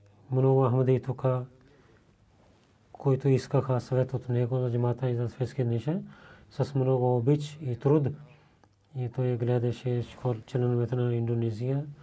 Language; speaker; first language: Bulgarian; non-native, learner; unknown